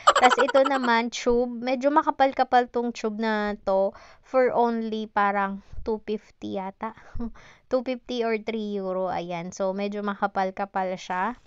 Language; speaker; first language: Filipino; non-native, local second language; Hiligaynon